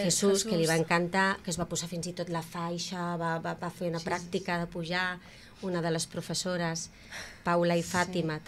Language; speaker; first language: Catalan; native; Catalan